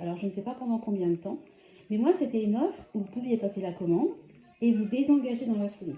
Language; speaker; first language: French; native; French